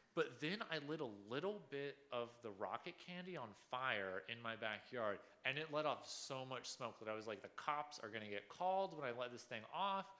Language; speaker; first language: English; native; English